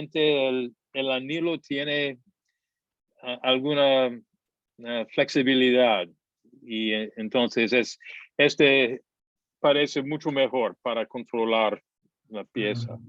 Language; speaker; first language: Spanish; non-native, fluent; English